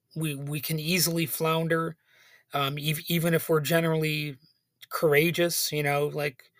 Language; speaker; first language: English; native; English